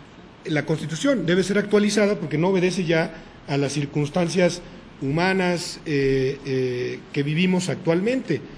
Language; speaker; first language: Spanish; native; Spanish